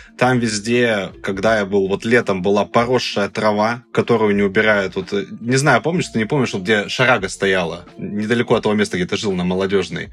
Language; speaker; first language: Russian; native; Russian